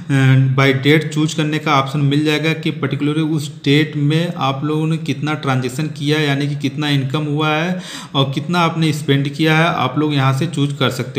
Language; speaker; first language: Hindi; native; Hindi